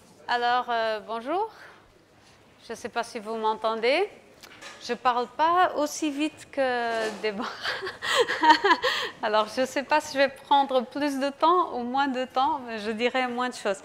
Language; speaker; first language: French; non-native, fluent; Portuguese